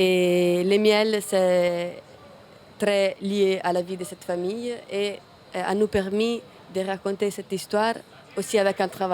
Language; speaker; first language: French; non-native, fluent; Italian